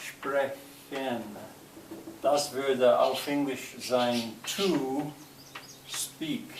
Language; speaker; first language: German; non-native, learner; English